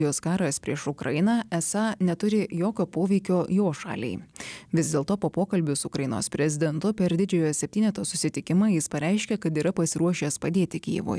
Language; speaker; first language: Lithuanian; native; Lithuanian